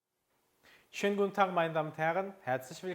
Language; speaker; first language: German; non-native, fluent; Korean